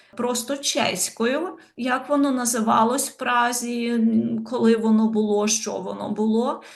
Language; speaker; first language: Ukrainian; native; Ukrainian